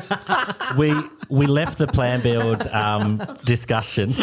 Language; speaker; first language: English; native; English